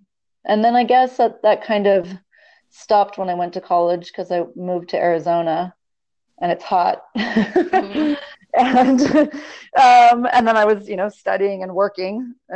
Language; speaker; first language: English; native; English